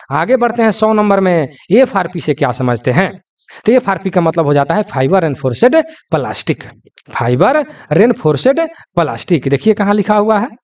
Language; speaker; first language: Hindi; native; Hindi